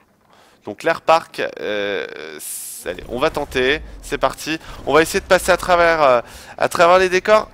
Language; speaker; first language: French; native; French